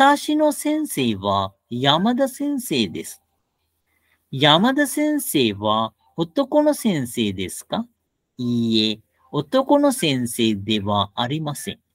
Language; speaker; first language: Japanese; non-native, fluent; Sinhala